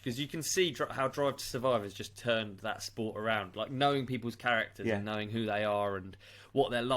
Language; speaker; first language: English; native; English